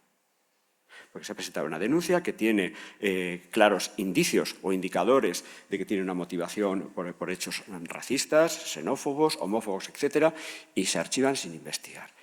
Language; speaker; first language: Spanish; native; Spanish